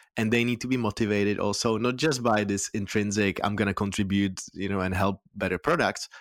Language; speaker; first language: English; non-native, fluent; Czech